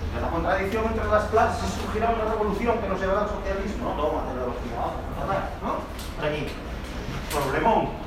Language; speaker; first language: Spanish; non-native, local second language; Catalan